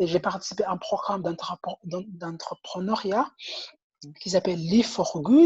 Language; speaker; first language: French; non-native, learner; Somali